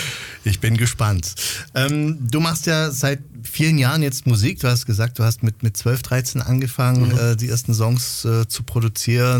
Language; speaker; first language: German; native; German